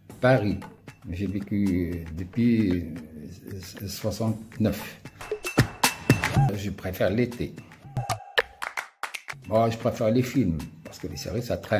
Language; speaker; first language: French; non-native, local second language; Arabic